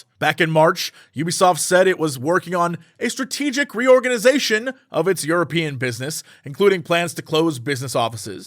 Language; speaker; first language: English; native; English